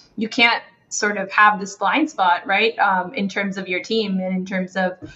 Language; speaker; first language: English; non-native, fluent; Spanish